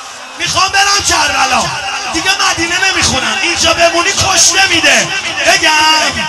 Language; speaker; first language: Persian; native; Persian